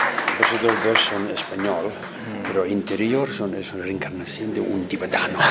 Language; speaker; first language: Spanish; non-native, learner; Tibetan